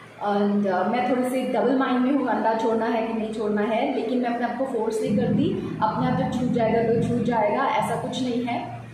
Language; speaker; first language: Hindi; non-native, local second language; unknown